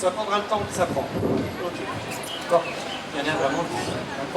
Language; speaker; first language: French; native; French